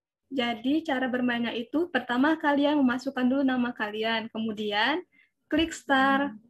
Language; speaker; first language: Indonesian; native; Indonesian